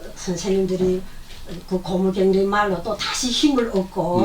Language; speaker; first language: Korean; native; Korean